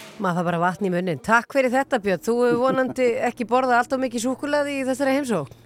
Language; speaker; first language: Icelandic; native; Icelandic